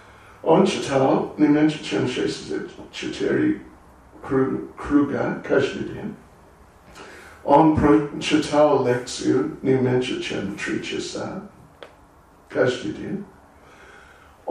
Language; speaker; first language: Russian; non-native, learner; English